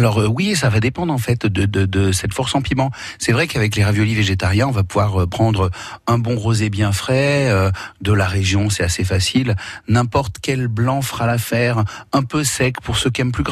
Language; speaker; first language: French; native; French